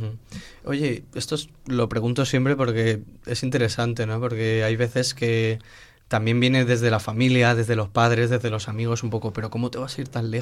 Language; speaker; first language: Spanish; native; Spanish